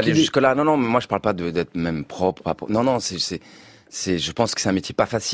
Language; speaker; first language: French; native; French